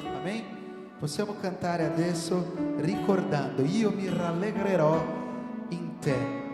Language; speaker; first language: Italian; non-native, fluent; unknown